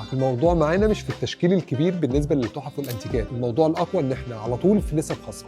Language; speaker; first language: Arabic; native; Arabic